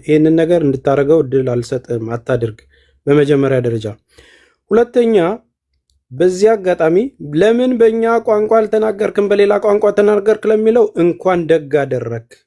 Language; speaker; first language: Amharic; non-native, local second language; Oromo